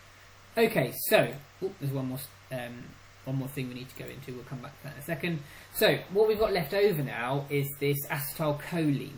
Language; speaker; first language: English; native; English